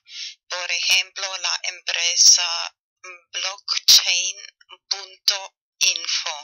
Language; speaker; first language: Spanish; non-native, fluent; German